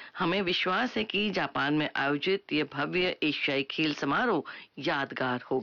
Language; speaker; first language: Hindi; native; Hindi